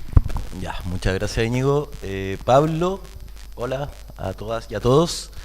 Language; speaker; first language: Spanish; native; Spanish